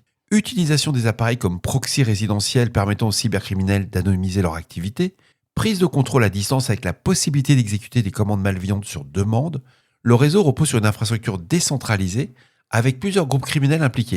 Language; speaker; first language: French; native; French